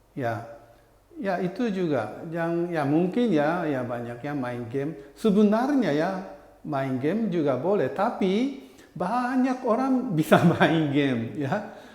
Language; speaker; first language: Indonesian; non-native, fluent; Japanese